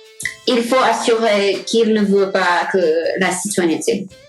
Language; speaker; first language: French; non-native, fluent; English